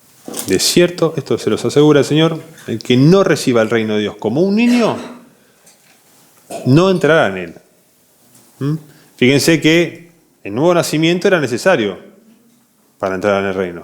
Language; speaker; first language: Spanish; native; Spanish